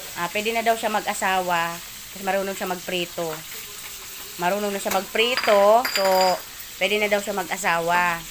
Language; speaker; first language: Filipino; non-native, local second language; Bikol